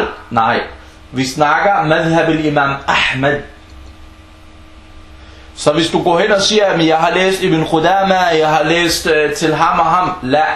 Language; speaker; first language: Danish; early bilingual, other home language; Arabic